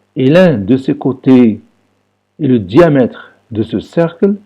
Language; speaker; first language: French; non-native, local second language; Arabic